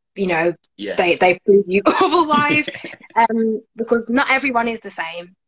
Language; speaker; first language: English; native; English